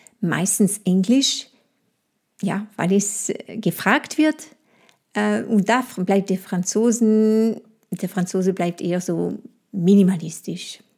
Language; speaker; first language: German; non-native, fluent; French